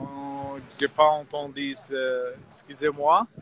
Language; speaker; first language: French; non-native, fluent; Arabic